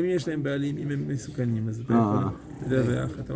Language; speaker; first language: Hebrew; non-native, fluent; French